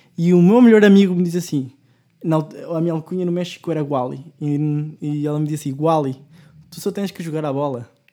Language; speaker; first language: Portuguese; early bilingual, other home language; Spanish